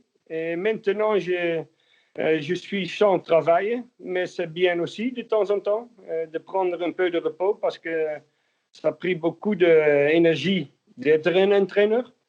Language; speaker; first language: French; non-native, learner; Dutch